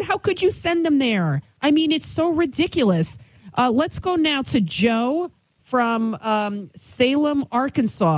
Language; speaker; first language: English; early bilingual, other home language; Albanian